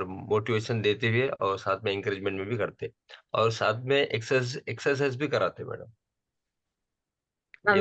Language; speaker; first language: Hindi; native; Hindi